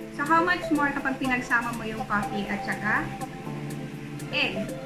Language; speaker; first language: English; non-native, local second language; Filipino